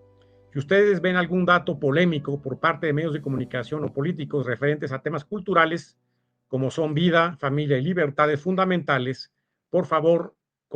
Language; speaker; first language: Spanish; native; Spanish